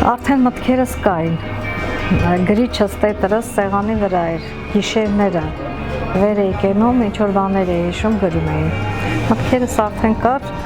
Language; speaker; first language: Armenian; non-native, local second language; Kurdish